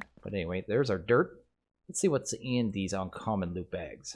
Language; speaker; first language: English; native; English